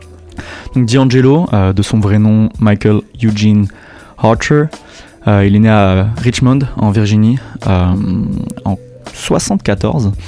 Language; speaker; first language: French; native; French